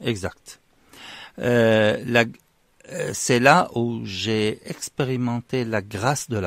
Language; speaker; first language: French; non-native, fluent; Arabic